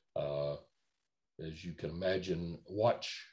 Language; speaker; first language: English; native; English